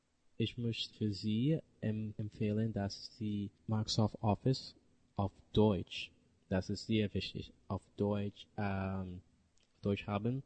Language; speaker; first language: German; non-native, learner; English